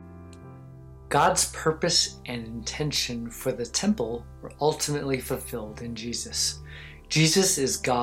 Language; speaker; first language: English; native; English